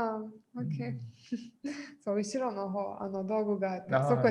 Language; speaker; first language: Japanese; non-native, fluent; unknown